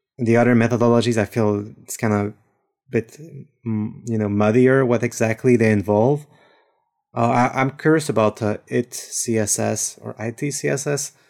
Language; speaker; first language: English; non-native, fluent; French